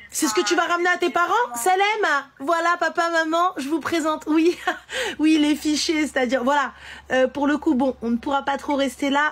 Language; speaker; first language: French; native; French